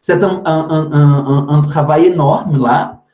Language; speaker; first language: French; non-native, fluent; Portuguese